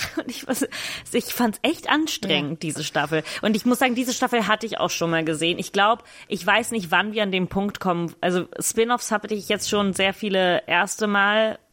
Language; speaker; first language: German; native; German